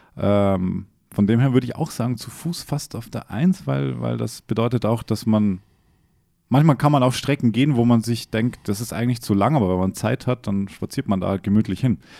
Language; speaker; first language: German; native; German